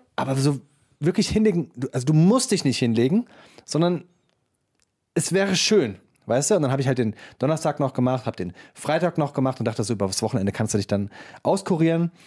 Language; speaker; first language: German; native; German